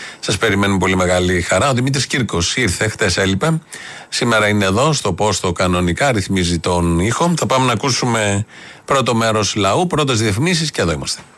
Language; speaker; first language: Greek; native; Greek